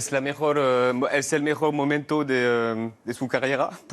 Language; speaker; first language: Spanish; non-native, fluent; French